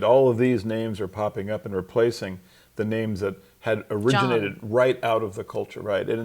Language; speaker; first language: English; native; English